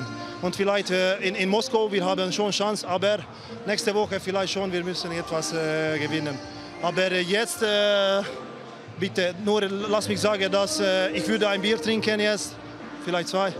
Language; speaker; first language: German; non-native, fluent; Hungarian